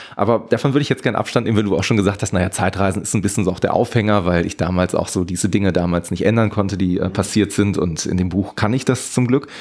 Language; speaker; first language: German; native; German